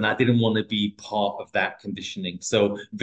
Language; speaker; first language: English; early bilingual, other home language; Portuguese